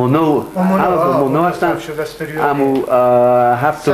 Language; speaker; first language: Persian; non-native, learner; English